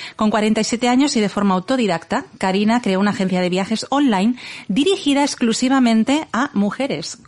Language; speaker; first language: Spanish; native; Spanish